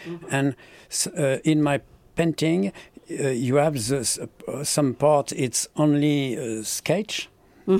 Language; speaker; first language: English; non-native, learner; French